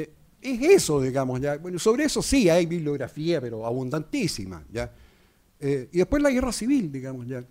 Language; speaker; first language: Spanish; native; Spanish